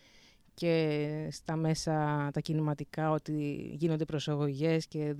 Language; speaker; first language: Greek; native; Greek